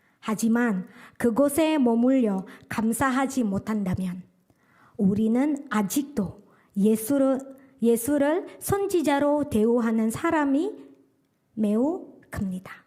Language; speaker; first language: Korean; non-native, fluent; Indonesian